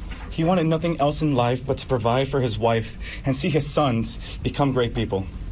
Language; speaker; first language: English; early bilingual, other home language; Spanish